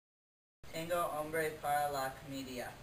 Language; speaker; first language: Spanish; non-native, learner; English